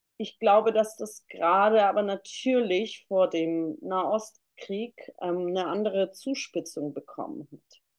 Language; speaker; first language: German; early bilingual, other home language; Russian